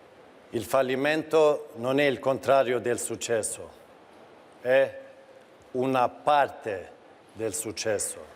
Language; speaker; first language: Italian; non-native, fluent; Swedish